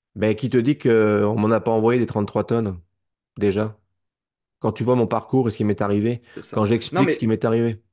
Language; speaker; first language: French; native; French